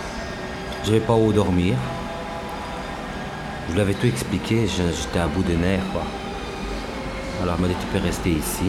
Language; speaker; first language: French; native; French